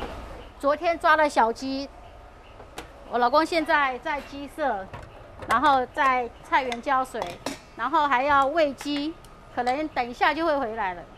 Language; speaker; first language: Chinese; native; Chinese